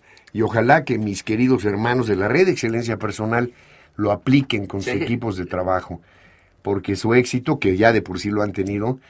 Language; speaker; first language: Spanish; native; Spanish